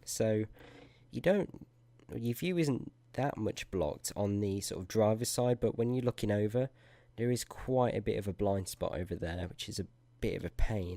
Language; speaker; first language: English; native; English